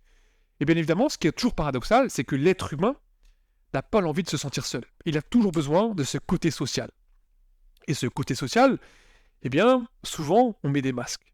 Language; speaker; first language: French; native; French